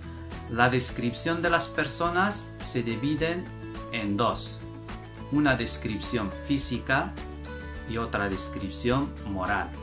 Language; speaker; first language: Spanish; non-native, fluent; Arabic